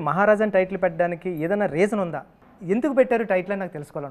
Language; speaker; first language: Telugu; native; Telugu